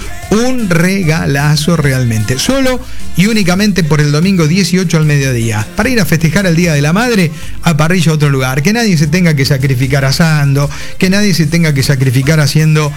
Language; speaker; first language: Spanish; native; Spanish